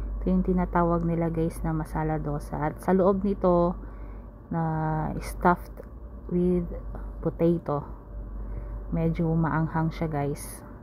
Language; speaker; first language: Filipino; native; Filipino